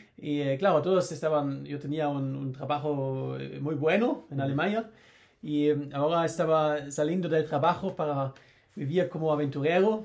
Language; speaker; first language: Spanish; non-native, learner; German